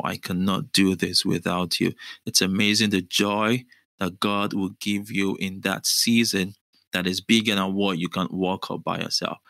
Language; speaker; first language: English; non-native, local second language; Yoruba